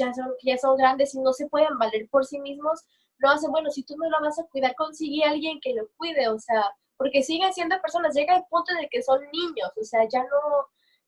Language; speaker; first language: Spanish; native; Spanish